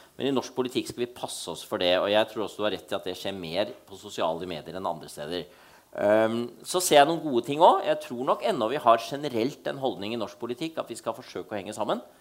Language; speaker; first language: Norwegian; native; Norwegian